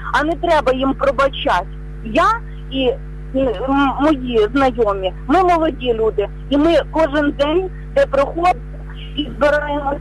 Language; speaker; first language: Ukrainian; native; Ukrainian